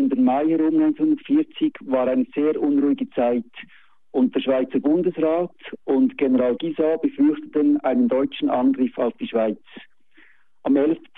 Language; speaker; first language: German; native; German